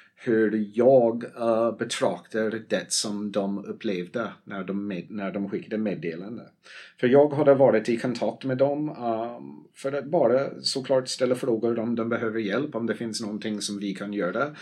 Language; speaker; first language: Swedish; non-native, fluent; English